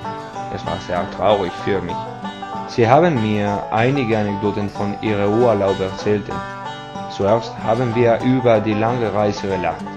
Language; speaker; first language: German; non-native, learner; Spanish